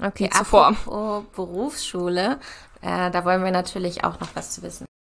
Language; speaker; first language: German; native; German